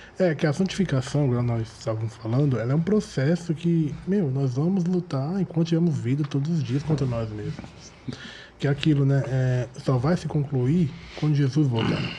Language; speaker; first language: Portuguese; native; Portuguese